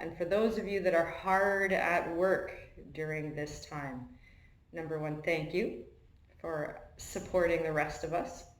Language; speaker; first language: English; native; English